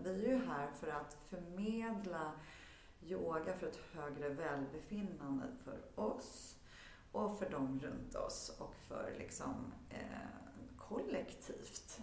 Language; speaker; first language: Swedish; early bilingual, heritage; Swedish